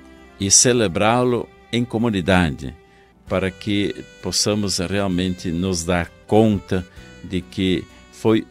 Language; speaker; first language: Portuguese; native; Portuguese